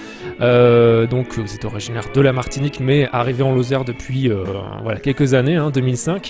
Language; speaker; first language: French; native; French